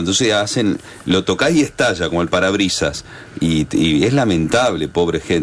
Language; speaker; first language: Spanish; native; Spanish